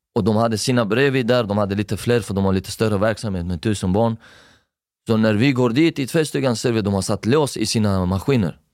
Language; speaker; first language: Swedish; early bilingual, other home language; Persian